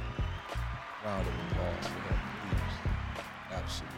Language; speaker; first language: English; native; English